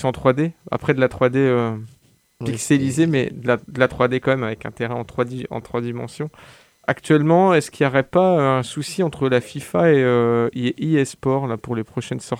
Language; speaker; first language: French; native; French